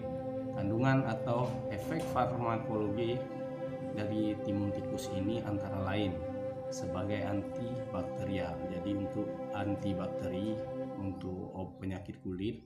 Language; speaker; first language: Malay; non-native, local second language; Achinese